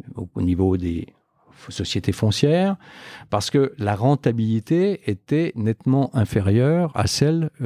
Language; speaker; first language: French; native; French